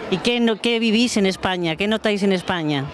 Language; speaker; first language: Spanish; native; Spanish